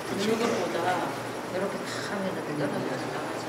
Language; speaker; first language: Korean; native; Korean